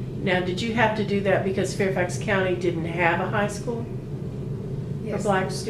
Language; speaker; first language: English; native; English